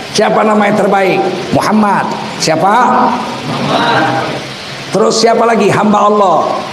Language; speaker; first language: Indonesian; native; Indonesian